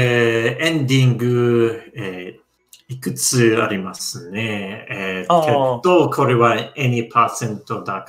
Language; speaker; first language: Japanese; non-native, learner; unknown